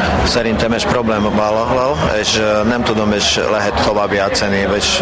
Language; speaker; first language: Hungarian; non-native, learner; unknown